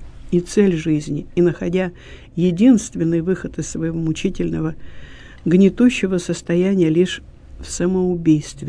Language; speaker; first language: Russian; native; Russian